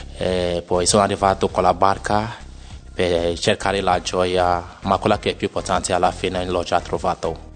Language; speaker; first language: Italian; non-native, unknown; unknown